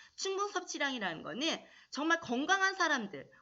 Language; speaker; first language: Korean; native; Korean